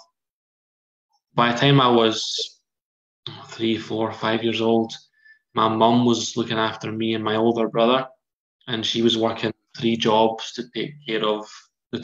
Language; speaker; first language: English; native; English